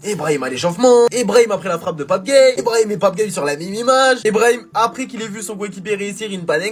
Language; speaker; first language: French; native; French